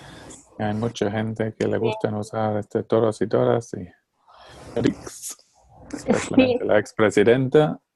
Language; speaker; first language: Spanish; non-native, fluent; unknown